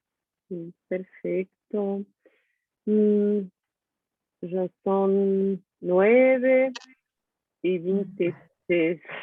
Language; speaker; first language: Spanish; non-native, learner; Portuguese